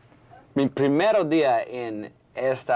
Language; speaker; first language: Spanish; non-native, local second language; English